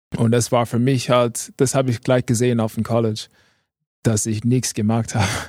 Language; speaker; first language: German; non-native, fluent; English